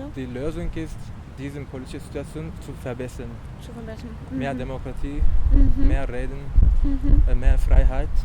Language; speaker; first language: German; non-native, learner; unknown